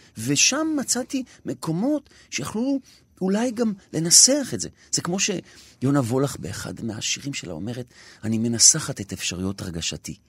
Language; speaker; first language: Hebrew; native; Hebrew